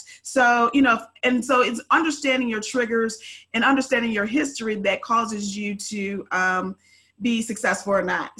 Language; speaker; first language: English; native; English